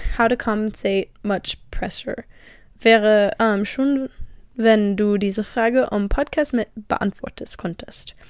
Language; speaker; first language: German; non-native, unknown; English